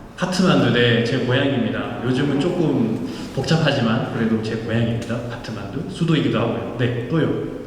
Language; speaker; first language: Korean; non-native, fluent; Nepali